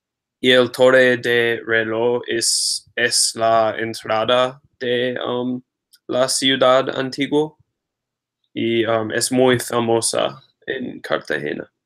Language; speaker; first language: Spanish; non-native, learner; English